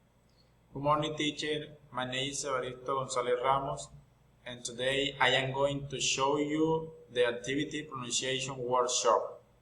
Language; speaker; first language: English; non-native, learner; Spanish